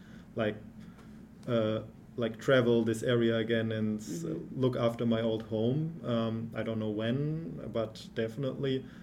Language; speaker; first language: English; non-native, fluent; German